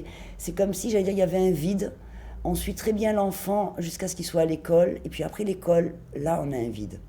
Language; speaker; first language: French; native; French